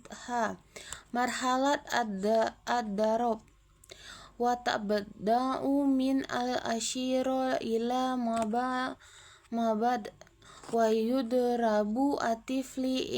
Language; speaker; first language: Arabic; non-native, learner; Indonesian